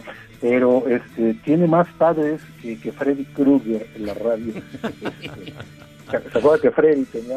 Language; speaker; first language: Spanish; native; Spanish